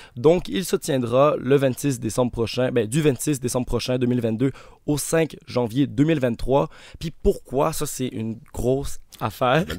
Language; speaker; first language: French; native; French